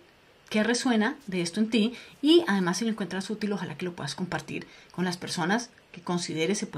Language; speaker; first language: Spanish; native; Spanish